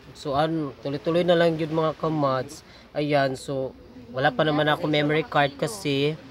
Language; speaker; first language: Filipino; non-native, local second language; Cebuano